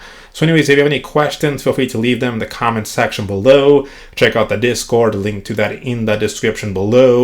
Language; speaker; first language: English; native; English